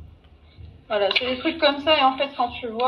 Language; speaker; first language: French; non-native, fluent; Arabic